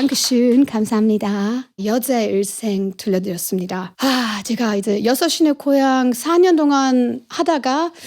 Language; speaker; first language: Korean; non-native, fluent; German